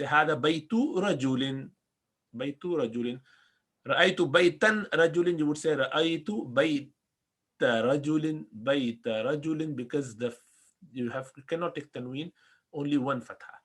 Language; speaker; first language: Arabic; non-native, fluent; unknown